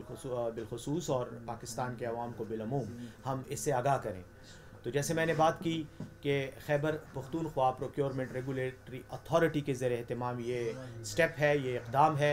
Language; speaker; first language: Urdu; non-native, local second language; Pashto